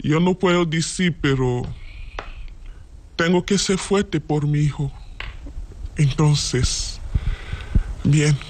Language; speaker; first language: Spanish; non-native, learner; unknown